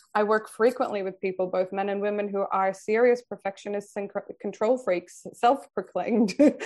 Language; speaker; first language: English; non-native, fluent; Swedish